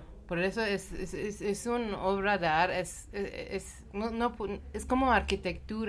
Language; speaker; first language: Spanish; non-native, learner; Persian